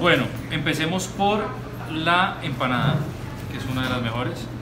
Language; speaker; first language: Spanish; native; Spanish